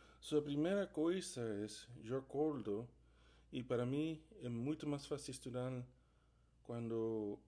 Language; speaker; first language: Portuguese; non-native, learner; English